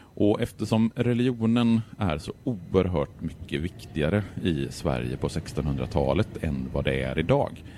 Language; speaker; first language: Swedish; native; Swedish